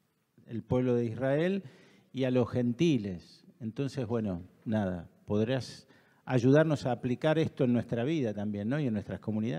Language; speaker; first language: Spanish; native; Spanish